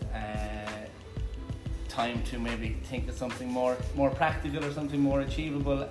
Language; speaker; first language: English; native; English